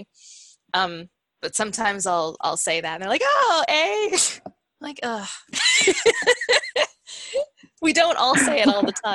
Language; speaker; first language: English; native; English